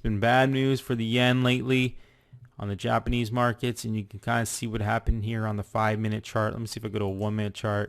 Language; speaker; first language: English; native; English